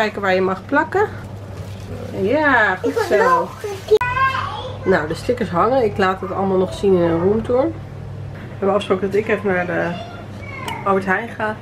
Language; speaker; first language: Dutch; native; Dutch